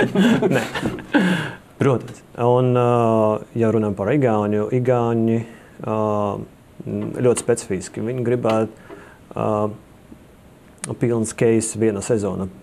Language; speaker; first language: Latvian; non-native, local second language; Russian